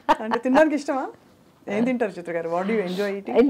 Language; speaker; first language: Telugu; native; Telugu